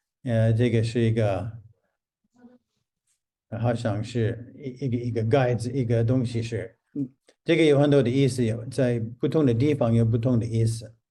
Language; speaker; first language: Chinese; non-native, fluent; English